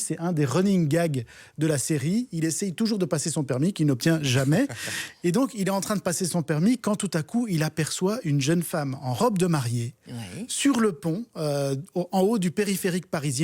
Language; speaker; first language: French; native; French